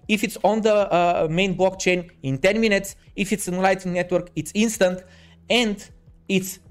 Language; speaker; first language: English; non-native, fluent; Bulgarian